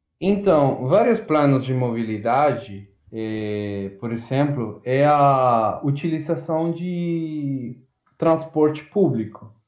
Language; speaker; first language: Portuguese; non-native, fluent; Spanish